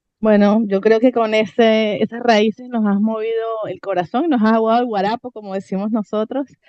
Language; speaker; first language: Spanish; native; Spanish